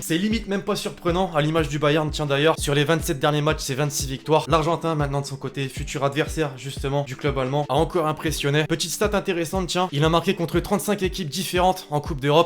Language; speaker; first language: French; native; French